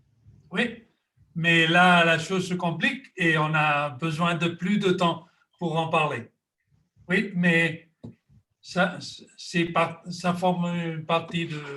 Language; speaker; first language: French; non-native, fluent; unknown